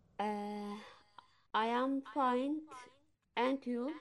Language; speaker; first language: English; non-native, learner; Turkish